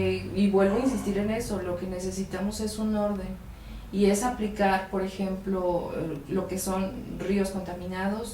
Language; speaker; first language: Spanish; native; Spanish